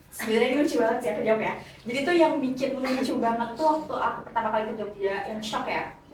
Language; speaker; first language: Indonesian; native; Indonesian